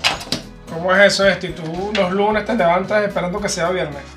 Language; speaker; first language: Spanish; native; Spanish